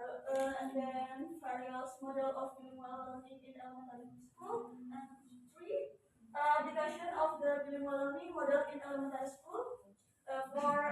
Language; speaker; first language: English; non-native, learner; Indonesian